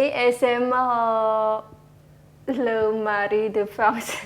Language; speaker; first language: French; non-native, learner; Khmer